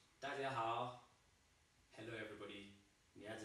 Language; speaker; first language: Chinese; non-native, fluent; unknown